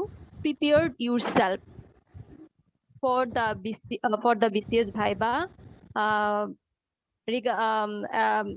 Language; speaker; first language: English; non-native, learner; Bangla